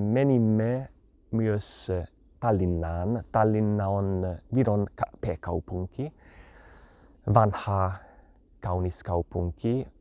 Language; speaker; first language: Finnish; non-native, learner; Hungarian